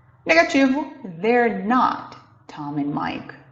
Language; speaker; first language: English; non-native, fluent; Portuguese